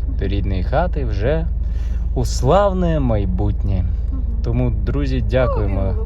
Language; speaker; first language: Ukrainian; non-native, local second language; Russian